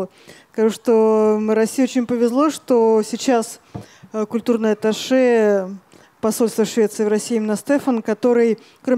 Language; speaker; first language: Russian; native; Russian